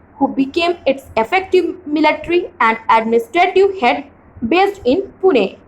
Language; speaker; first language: English; non-native, local second language; Hindi